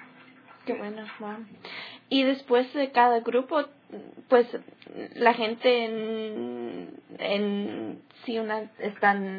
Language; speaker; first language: Spanish; early bilingual, heritage; English